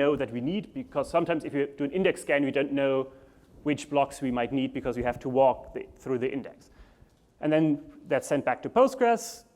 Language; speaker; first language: English; non-native, fluent; German